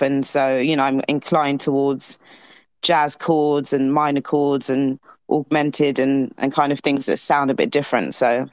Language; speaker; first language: English; native; English